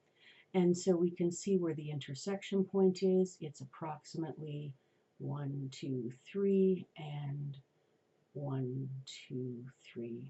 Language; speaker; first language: English; native; English